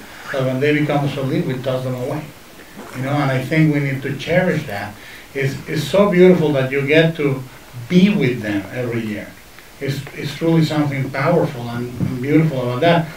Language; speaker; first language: English; non-native, fluent; Spanish